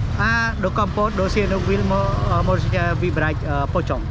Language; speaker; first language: Polish; non-native, learner; Khmer